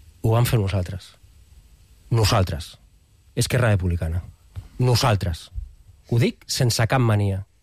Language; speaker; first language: Catalan; non-native, local second language; Spanish